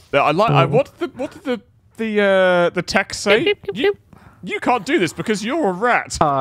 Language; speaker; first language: English; native; English